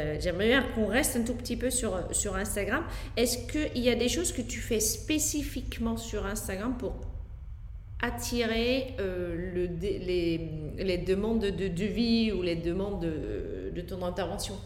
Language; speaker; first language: French; non-native, fluent; Dutch